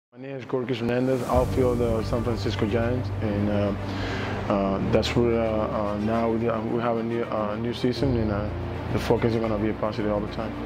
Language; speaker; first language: English; non-native, learner; Spanish